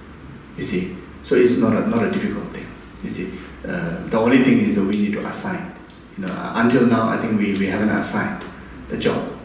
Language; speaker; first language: English; non-native, fluent; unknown